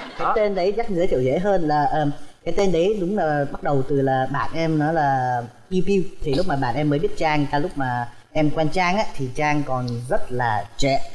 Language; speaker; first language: Vietnamese; early bilingual, heritage; Vietnamese